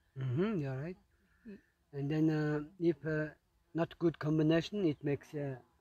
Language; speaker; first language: English; non-native, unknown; Mongolian